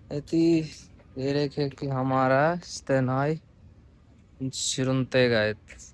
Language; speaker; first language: Armenian; non-native, learner; Hindi